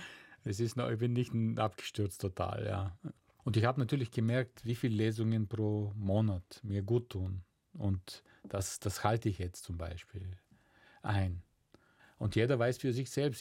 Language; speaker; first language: German; non-native, fluent; Bulgarian